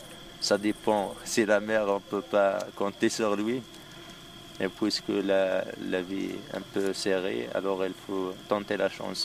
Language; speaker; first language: French; non-native, local second language; Arabic